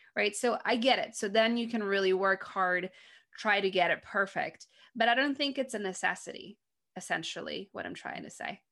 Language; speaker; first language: English; non-native, fluent; Polish